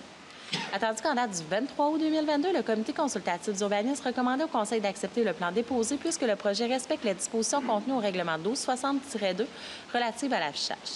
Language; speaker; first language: French; native; French